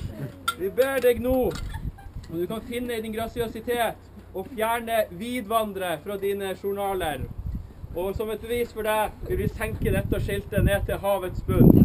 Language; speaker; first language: Norwegian; native; Norwegian